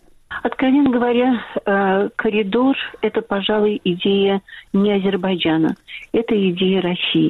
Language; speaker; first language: Russian; non-native, fluent; Azerbaijani